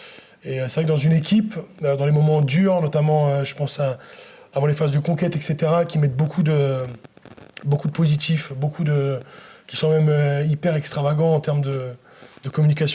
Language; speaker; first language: French; native; French